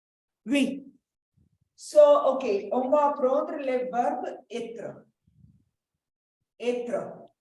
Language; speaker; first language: French; non-native, fluent; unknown